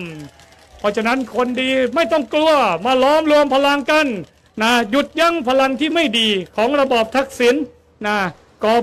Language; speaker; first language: Thai; native; Thai